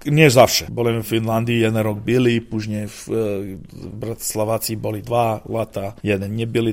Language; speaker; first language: Polish; non-native, fluent; Serbian